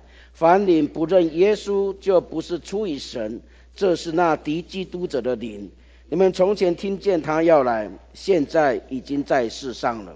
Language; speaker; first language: Chinese; native; Chinese